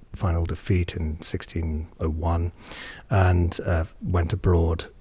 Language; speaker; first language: English; native; English